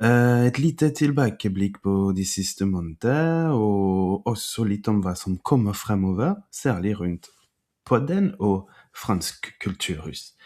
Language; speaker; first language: Norwegian; non-native, fluent; French